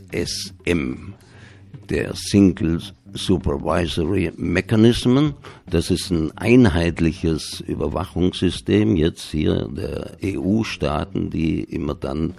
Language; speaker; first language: German; native; German